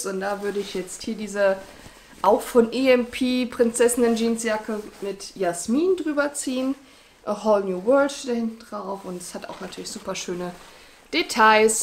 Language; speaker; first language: German; native; German